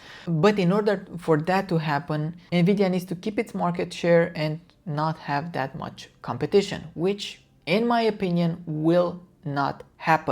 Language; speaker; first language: English; non-native, fluent; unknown